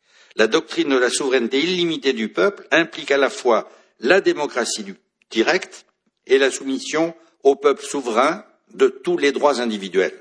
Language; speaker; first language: French; native; French